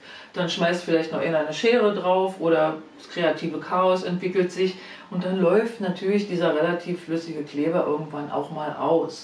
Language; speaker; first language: German; native; German